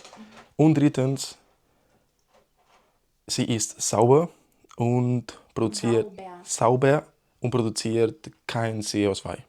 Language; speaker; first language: German; non-native, learner; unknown